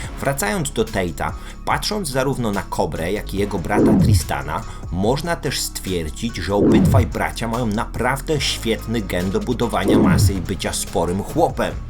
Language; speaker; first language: Polish; native; Polish